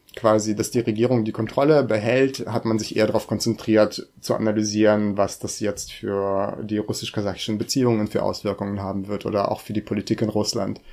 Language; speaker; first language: German; early bilingual, other home language; Russian